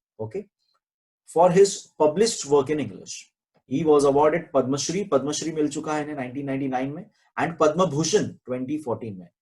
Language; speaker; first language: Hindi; non-native, local second language; Marathi